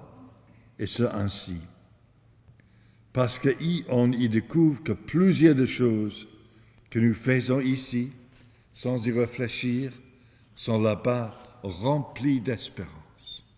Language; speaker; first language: French; non-native, fluent; English